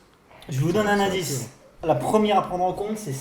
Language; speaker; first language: French; native; French